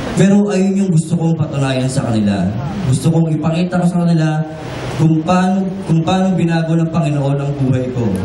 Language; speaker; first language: Filipino; native; Filipino